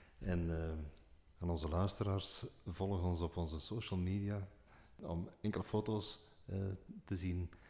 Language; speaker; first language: Dutch; native; Dutch